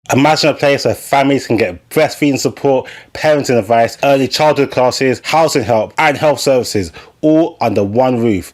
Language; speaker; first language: English; native; English